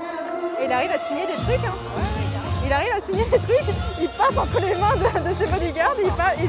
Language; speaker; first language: French; native; French